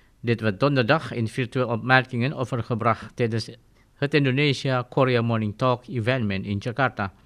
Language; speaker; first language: Dutch; non-native, fluent; Indonesian